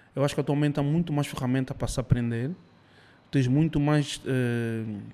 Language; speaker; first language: Portuguese; early bilingual, heritage; Spanish